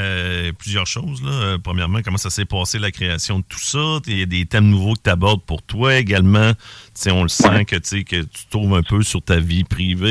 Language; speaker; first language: French; native; French